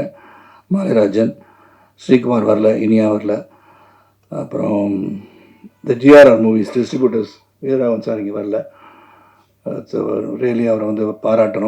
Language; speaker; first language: Tamil; native; Tamil